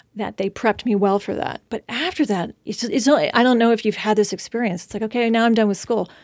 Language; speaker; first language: English; native; English